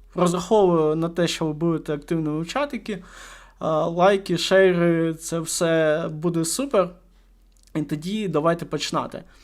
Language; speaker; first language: Ukrainian; non-native, local second language; Russian